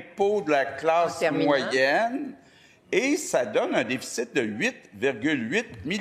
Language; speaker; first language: French; native; French